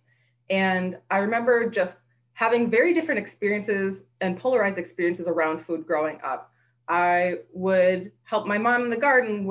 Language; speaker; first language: English; native; English